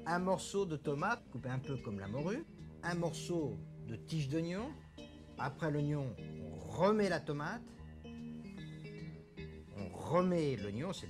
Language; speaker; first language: French; native; French